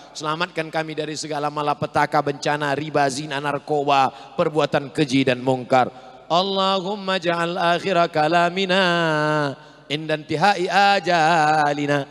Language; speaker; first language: Indonesian; native; Indonesian